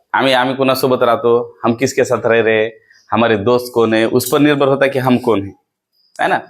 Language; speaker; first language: Hindi; non-native, local second language; Marathi